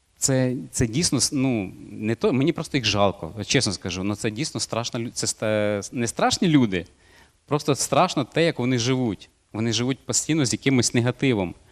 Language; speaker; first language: Ukrainian; non-native, local second language; Russian